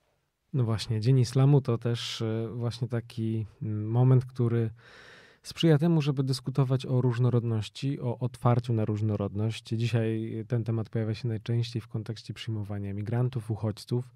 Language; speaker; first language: Polish; native; Polish